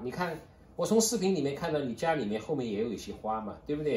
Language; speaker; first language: Chinese; native; Chinese